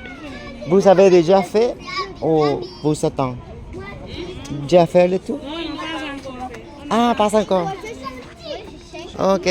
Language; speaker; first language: French; non-native, learner; Spanish